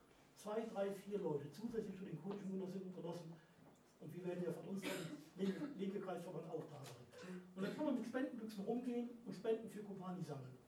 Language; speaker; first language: German; native; German